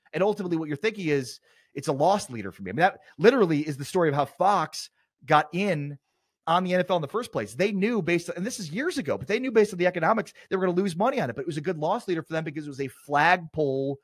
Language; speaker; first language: English; native; English